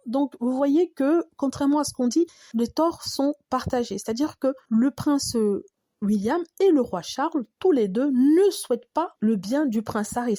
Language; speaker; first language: French; native; French